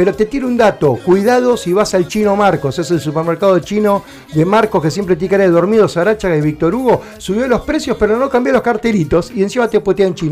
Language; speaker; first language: Spanish; native; Spanish